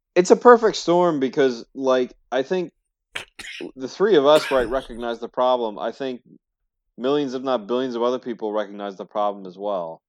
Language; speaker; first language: English; native; English